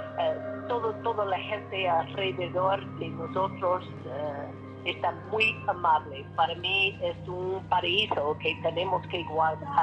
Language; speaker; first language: Spanish; non-native, learner; English